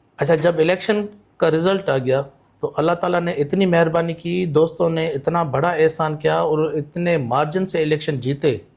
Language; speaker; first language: Urdu; non-native, local second language; Sindhi